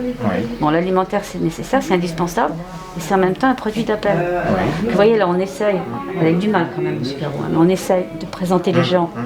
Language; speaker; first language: French; native; French